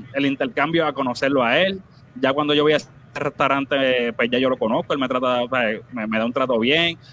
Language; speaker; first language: Spanish; native; Spanish